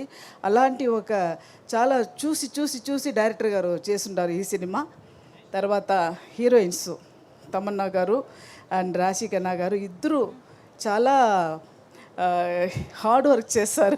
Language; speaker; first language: Telugu; non-native, fluent; Tamil